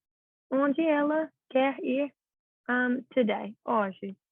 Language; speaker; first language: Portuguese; non-native, learner; English